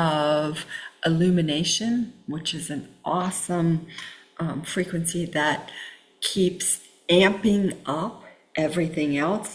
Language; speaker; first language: English; native; English